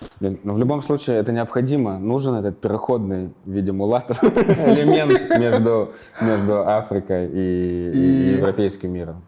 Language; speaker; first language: Russian; native; Russian